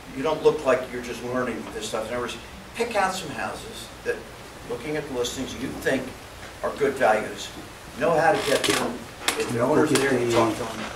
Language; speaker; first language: English; native; English